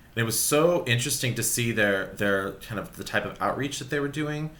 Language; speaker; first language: English; native; English